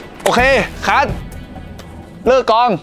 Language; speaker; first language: Thai; native; Thai